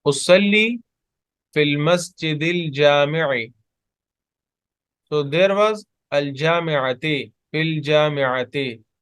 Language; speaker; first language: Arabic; non-native, fluent; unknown